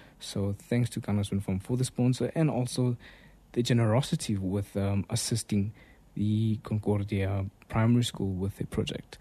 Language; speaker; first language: English; non-native, local second language; Afrikaans